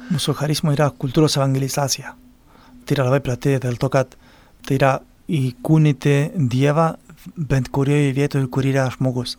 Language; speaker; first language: Lithuanian; non-native, fluent; Spanish